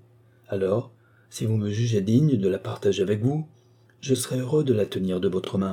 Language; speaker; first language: French; native; French